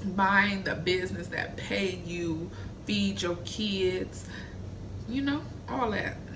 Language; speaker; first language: English; native; English